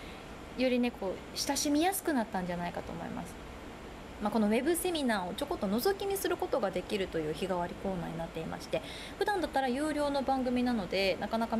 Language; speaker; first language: Japanese; native; Japanese